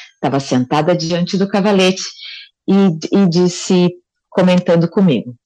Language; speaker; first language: Portuguese; native; Portuguese